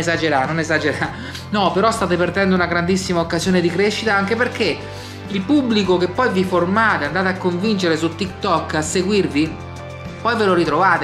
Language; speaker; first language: Italian; native; Italian